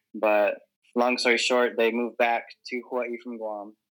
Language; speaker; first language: English; native; English